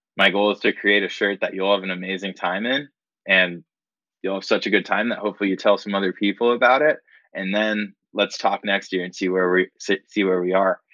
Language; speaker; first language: English; native; English